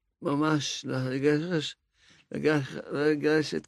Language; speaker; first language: Hebrew; non-native, fluent; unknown